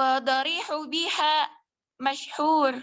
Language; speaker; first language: Arabic; non-native, learner; Indonesian